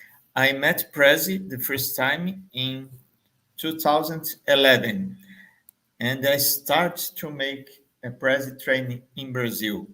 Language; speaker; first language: English; non-native, fluent; Portuguese